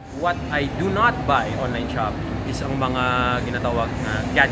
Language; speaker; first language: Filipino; non-native, local second language; Cebuano